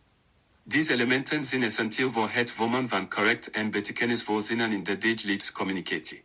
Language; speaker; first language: Dutch; non-native, learner; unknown